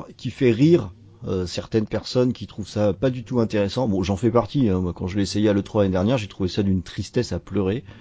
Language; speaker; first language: French; native; French